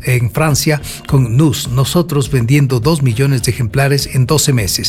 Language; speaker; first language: Spanish; native; Spanish